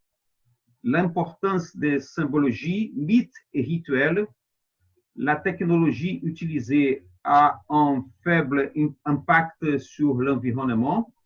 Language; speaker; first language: French; non-native, fluent; Portuguese